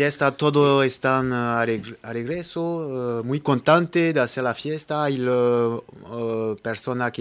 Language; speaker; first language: Spanish; non-native, learner; French